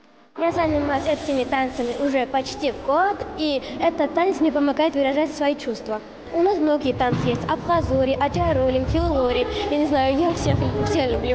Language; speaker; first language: Russian; non-native, fluent; Georgian